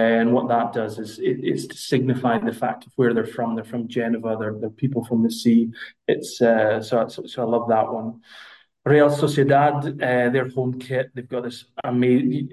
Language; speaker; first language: English; native; English